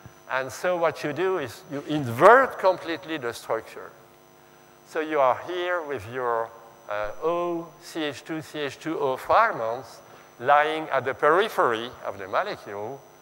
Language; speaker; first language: English; non-native, fluent; French